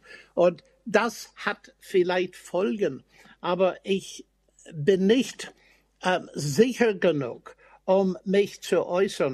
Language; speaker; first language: German; non-native, fluent; English